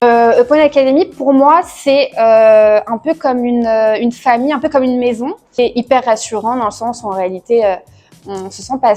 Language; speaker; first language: French; native; French